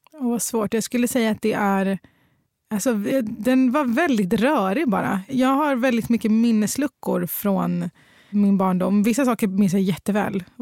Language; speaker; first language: Swedish; early bilingual, other home language; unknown